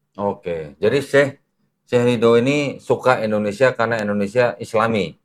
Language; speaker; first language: Indonesian; native; Indonesian